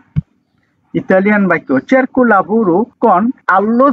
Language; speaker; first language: Italian; non-native, learner; Bangla